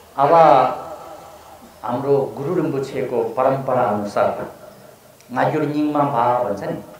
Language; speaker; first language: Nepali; non-native, local second language; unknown